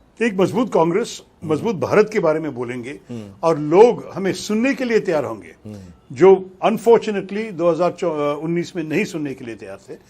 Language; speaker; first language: Hindi; non-native, local second language; Malayalam